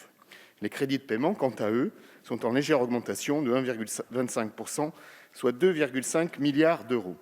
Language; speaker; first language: French; native; French